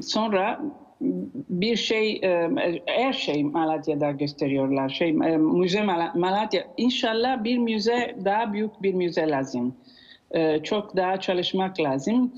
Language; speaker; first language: Turkish; non-native, learner; Italian